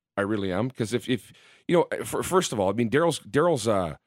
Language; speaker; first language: English; native; English